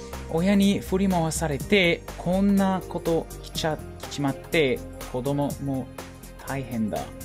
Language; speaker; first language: Japanese; non-native, learner; English